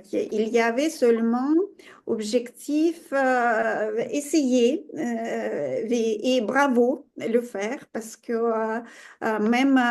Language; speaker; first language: French; non-native, fluent; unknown